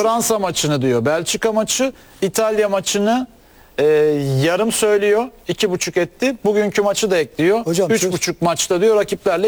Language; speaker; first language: Turkish; native; Turkish